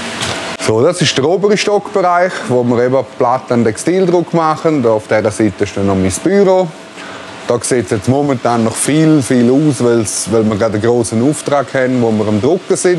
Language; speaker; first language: German; native; German